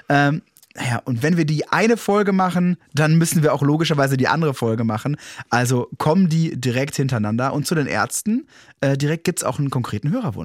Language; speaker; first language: German; native; German